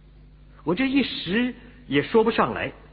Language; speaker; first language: Chinese; native; Chinese